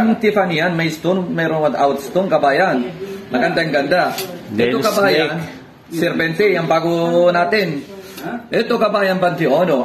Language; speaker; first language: Filipino; non-native, learner; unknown